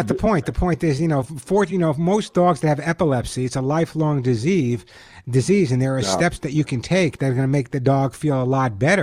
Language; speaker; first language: English; native; English